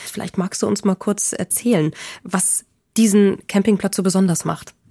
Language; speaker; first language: German; native; German